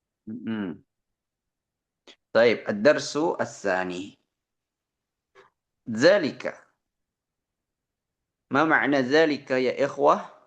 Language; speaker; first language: Arabic; non-native, fluent; Indonesian